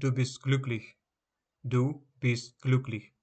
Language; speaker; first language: German; non-native, fluent; Ukrainian